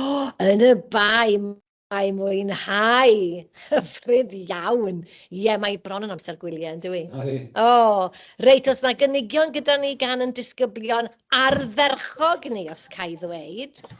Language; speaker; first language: Welsh; native; Welsh